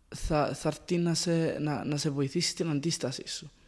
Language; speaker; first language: Greek; non-native, fluent; Arabic